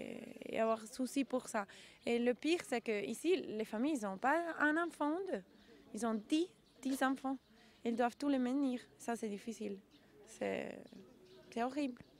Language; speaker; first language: French; non-native, local second language; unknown